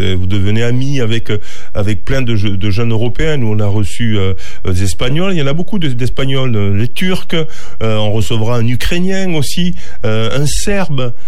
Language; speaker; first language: French; native; French